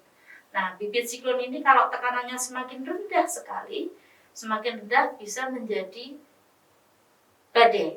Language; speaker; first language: Indonesian; native; Indonesian